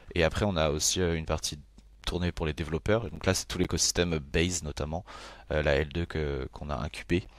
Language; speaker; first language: French; native; French